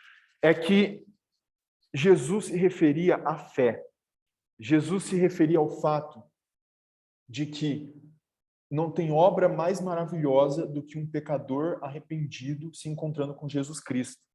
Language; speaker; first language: Portuguese; native; Portuguese